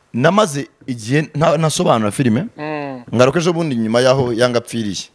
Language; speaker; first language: Kinyarwanda; early bilingual, heritage; Kinyarwanda